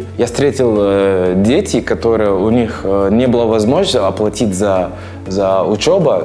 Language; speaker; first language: Russian; non-native, fluent; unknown